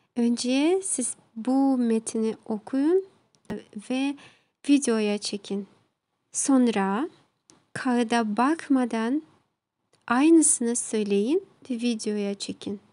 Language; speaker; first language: Turkish; non-native, learner; Kazakh